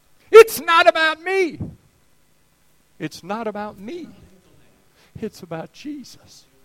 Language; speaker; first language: English; native; English